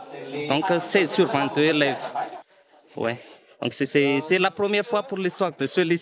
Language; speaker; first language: French; non-native, local second language; Malagasy